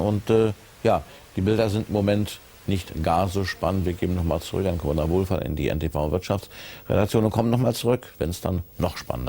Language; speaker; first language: German; native; German